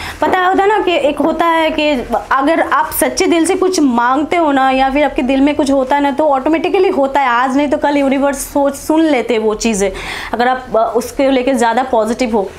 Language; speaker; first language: Hindi; non-native, local second language; Bangla